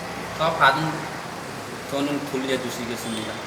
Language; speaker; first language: Korean; non-native, learner; Nepali